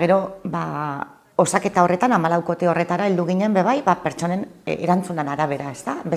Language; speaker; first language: Basque; native; Basque